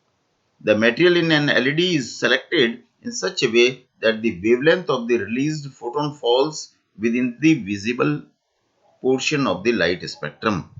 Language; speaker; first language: English; non-native, local second language; Hindi